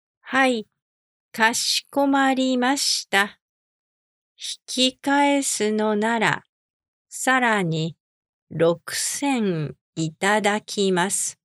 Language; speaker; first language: Japanese; native; Japanese